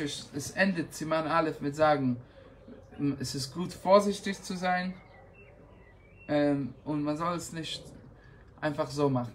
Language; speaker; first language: German; non-native, fluent; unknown